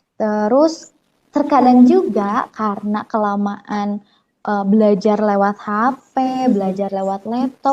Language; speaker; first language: Indonesian; native; Indonesian